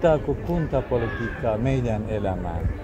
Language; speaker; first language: Finnish; non-native, learner; Kurdish